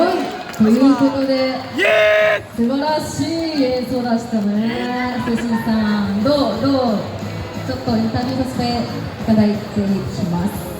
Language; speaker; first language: Japanese; non-native, learner; Filipino